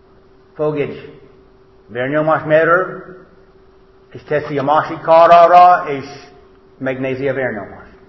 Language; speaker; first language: Hungarian; non-native, fluent; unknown